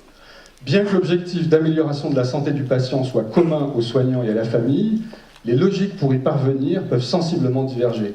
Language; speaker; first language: French; native; French